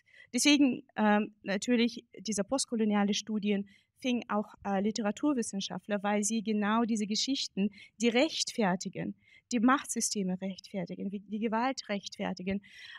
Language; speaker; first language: German; non-native, fluent; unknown